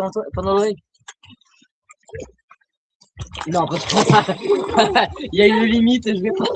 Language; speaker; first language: French; native; French